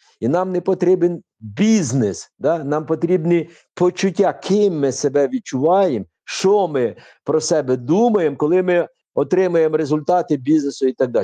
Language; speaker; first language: Ukrainian; non-native, local second language; Russian